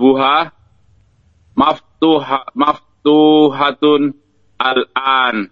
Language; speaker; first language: Arabic; non-native, learner; Indonesian